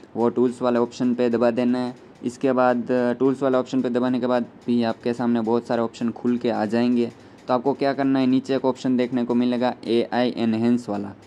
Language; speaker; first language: Hindi; non-native, local second language; Gujarati